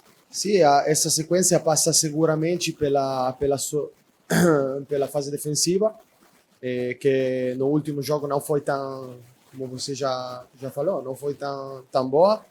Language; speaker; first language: Portuguese; non-native, fluent; Italian